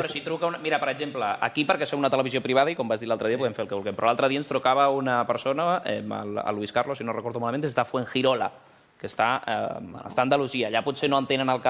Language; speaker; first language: Catalan; native; Catalan